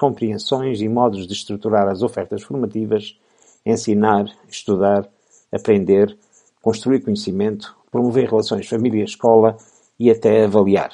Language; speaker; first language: Portuguese; native; Portuguese